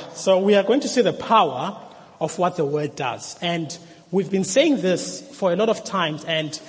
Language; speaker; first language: English; non-native, local second language; Xhosa